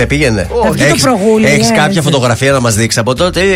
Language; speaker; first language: Greek; native; Greek